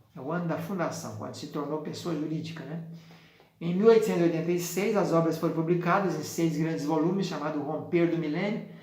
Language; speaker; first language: Portuguese; native; Portuguese